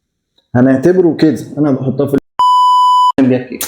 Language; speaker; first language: Arabic; native; Arabic